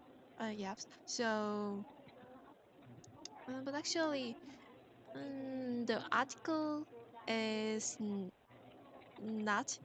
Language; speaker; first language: English; non-native, learner; Korean